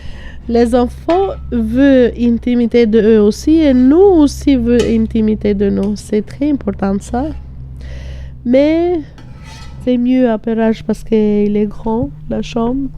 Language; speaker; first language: French; non-native, learner; Albanian